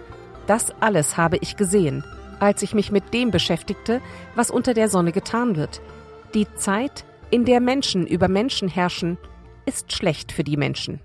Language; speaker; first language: German; native; German